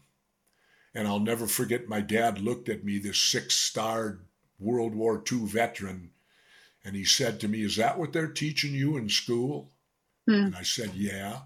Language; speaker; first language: English; native; English